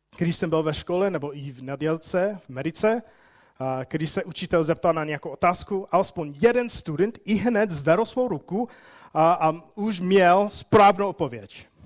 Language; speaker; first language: Czech; non-native, fluent; English